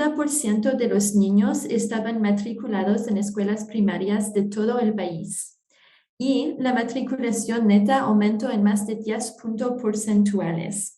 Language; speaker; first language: Spanish; non-native, fluent; French